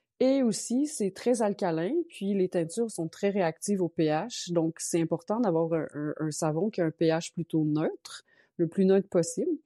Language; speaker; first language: French; native; French